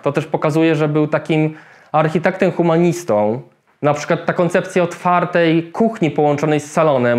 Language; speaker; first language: Polish; native; Polish